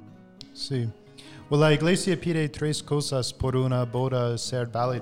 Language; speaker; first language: Spanish; non-native, fluent; English